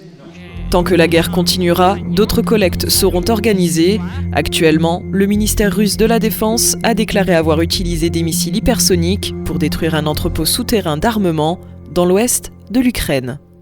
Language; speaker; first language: French; native; French